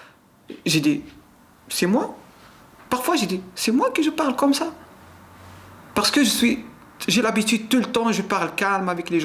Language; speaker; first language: French; non-native, learner; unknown